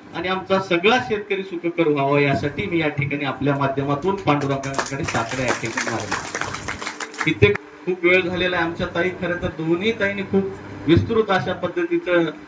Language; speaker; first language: Marathi; native; Marathi